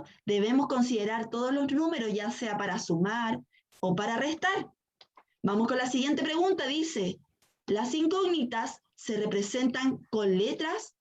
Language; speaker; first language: Spanish; native; Spanish